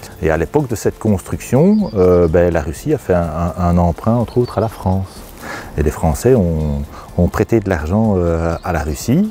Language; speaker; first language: French; native; French